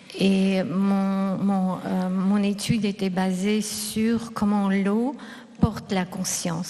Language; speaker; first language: French; non-native, fluent; Russian